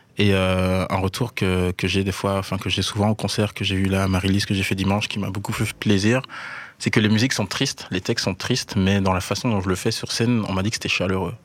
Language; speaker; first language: French; native; French